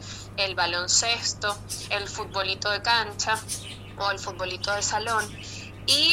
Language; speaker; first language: Spanish; native; Spanish